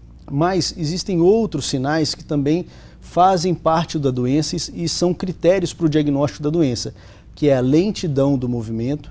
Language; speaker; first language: Portuguese; native; Portuguese